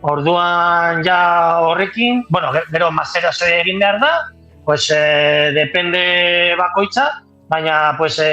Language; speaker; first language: Basque; non-native, local second language; Spanish